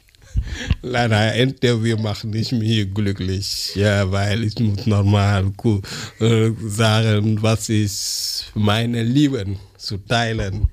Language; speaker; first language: German; non-native, learner; French